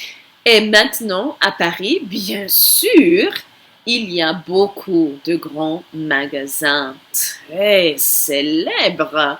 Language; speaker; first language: French; non-native, fluent; English